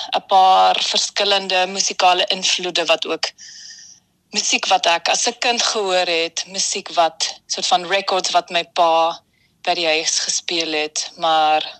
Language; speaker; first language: Afrikaans; early bilingual, heritage; German